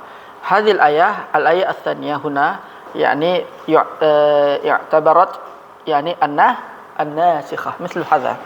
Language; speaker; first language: Arabic; non-native, fluent; Indonesian